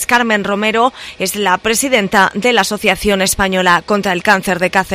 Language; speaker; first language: Spanish; native; Spanish